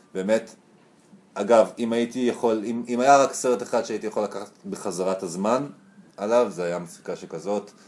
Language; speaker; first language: Hebrew; native; Hebrew